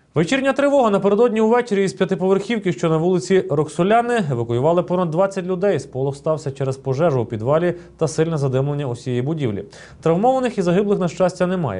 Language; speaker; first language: Ukrainian; native; Ukrainian